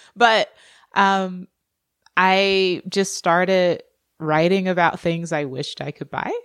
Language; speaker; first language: English; native; English